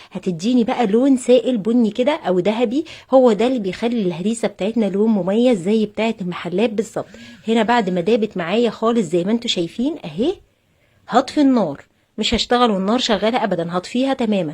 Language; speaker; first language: Arabic; native; Arabic